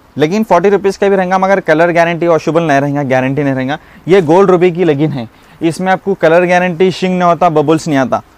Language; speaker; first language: Hindi; native; Hindi